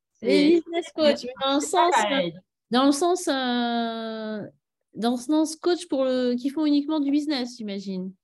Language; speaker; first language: French; native; French